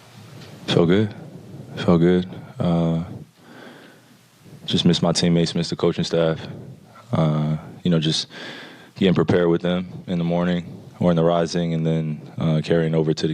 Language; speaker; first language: English; native; English